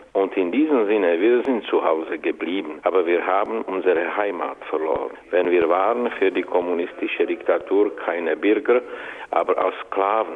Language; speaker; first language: German; non-native, fluent; Czech